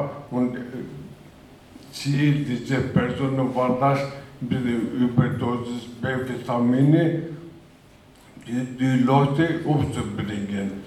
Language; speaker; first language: German; non-native, fluent; Turkish